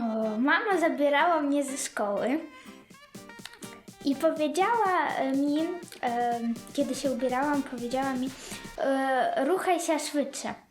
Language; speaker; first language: Polish; early bilingual, other home language; Ukrainian